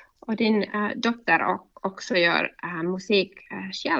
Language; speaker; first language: Swedish; non-native, local second language; Finnish